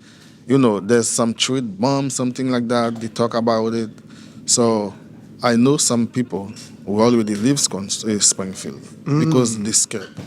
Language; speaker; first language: English; non-native, learner; Haitian Creole